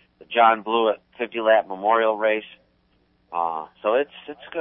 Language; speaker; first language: English; native; English